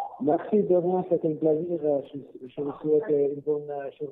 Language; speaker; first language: French; non-native, learner; Swiss German